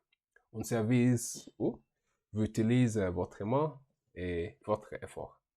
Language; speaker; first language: French; non-native, learner; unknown